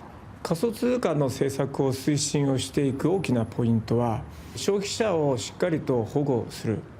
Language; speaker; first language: Japanese; native; Japanese